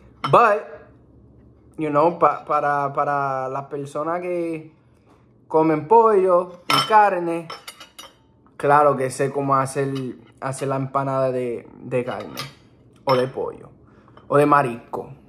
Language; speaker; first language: Spanish; early bilingual, heritage; Spanish